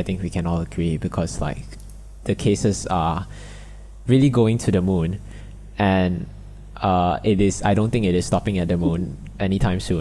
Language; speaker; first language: English; non-native, local second language; Chinese